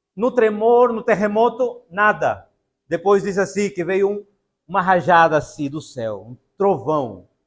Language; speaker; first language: Portuguese; non-native, fluent; Spanish